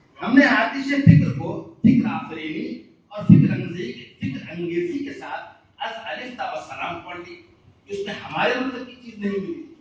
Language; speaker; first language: Urdu; native; Urdu